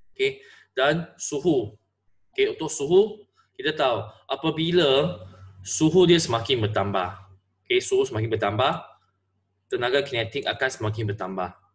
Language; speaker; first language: Malay; non-native, local second language; Chinese